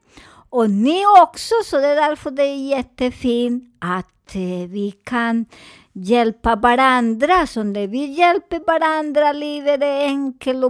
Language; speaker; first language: Swedish; non-native, fluent; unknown